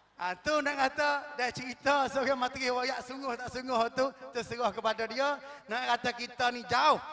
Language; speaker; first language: Malay; native; Malay